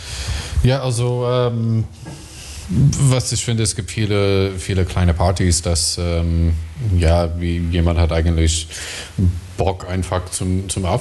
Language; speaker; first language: German; non-native, learner; English